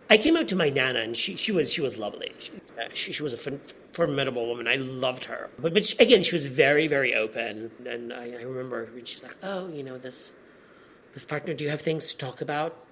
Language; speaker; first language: English; non-native, fluent; Polish